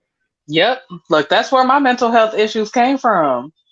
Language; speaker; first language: English; native; English